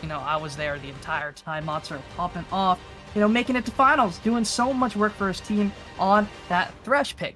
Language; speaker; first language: English; native; English